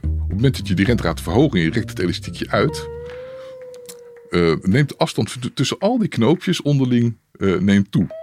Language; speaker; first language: Dutch; native; Dutch